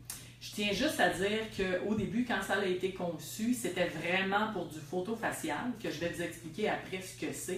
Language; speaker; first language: French; native; French